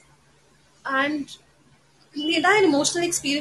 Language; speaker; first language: English; non-native, local second language; Hindi